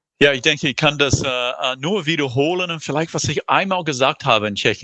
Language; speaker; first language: German; non-native, fluent; English